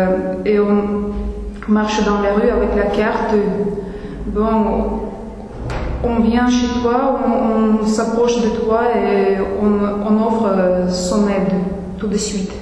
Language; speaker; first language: French; non-native, fluent; Russian